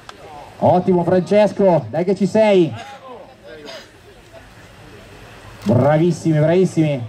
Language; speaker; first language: Italian; native; Italian